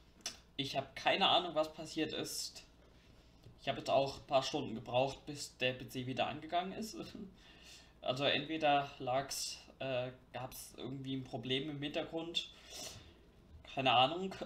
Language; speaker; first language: German; native; German